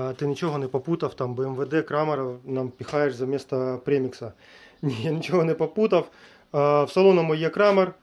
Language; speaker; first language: Ukrainian; native; Ukrainian